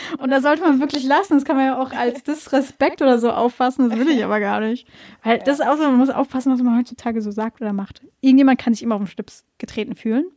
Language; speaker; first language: German; native; German